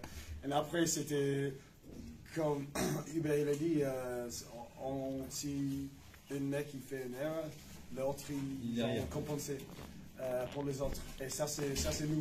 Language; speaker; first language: French; non-native, learner; English